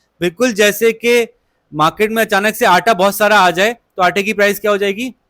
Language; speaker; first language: Urdu; native; Urdu